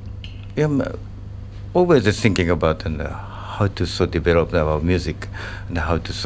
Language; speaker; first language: English; non-native, learner; Japanese